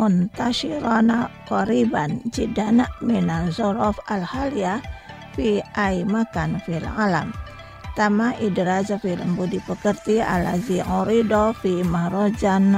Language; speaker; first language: Arabic; non-native, fluent; Indonesian